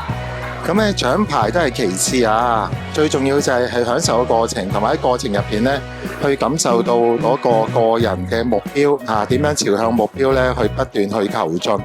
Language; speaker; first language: Cantonese; native; Cantonese